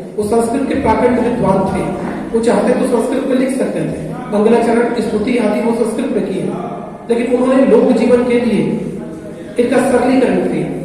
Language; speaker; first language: Hindi; native; Hindi